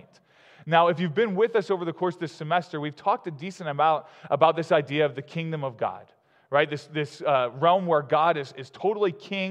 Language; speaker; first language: English; native; English